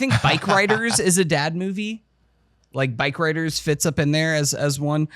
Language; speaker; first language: English; native; English